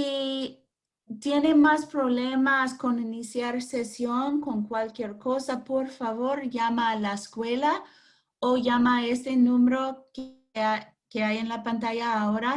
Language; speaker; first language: Spanish; non-native, fluent; English